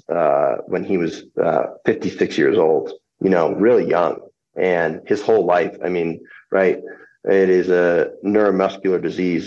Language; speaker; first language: English; native; English